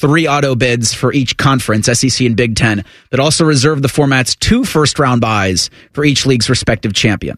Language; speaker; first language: English; native; English